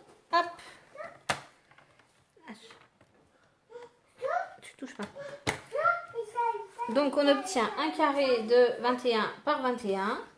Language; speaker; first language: French; native; French